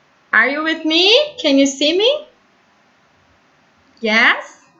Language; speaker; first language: English; non-native, fluent; Portuguese